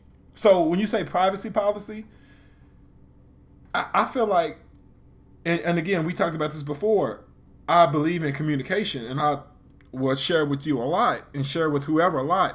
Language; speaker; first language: English; native; English